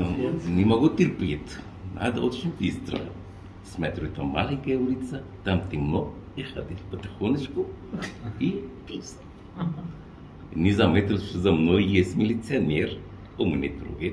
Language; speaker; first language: Russian; non-native, learner; Arabic